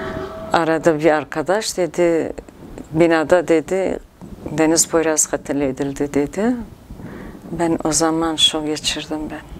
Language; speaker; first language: Turkish; non-native, local second language; Kurdish